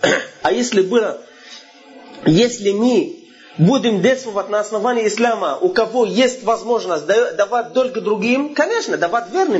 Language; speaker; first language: Russian; non-native, fluent; Arabic